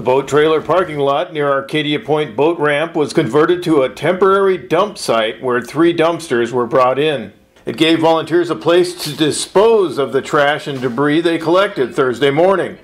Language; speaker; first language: English; native; English